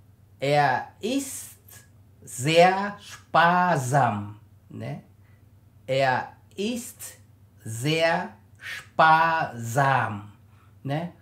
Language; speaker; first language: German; non-native, learner; Khmer